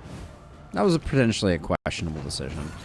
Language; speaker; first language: English; native; English